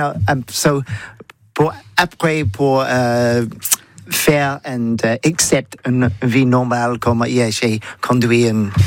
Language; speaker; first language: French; non-native, learner; English